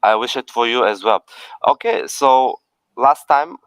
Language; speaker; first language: English; non-native, fluent; Bulgarian